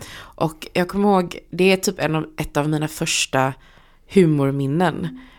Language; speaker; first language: Swedish; early bilingual, other home language; Chinese